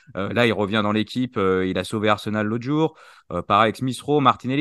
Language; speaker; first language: French; native; French